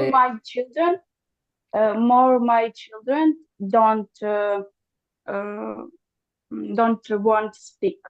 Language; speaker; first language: English; non-native, learner; Ukrainian